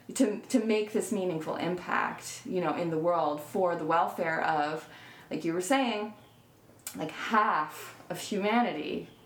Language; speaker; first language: English; native; English